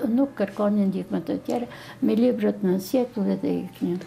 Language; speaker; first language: Albanian; early bilingual, other home language; Bulgarian